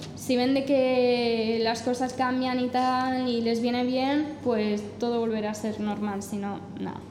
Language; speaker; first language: Spanish; non-native, fluent; English